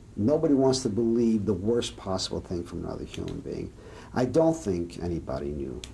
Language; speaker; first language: English; early bilingual, other home language; Serbian